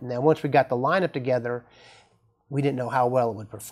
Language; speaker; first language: English; native; English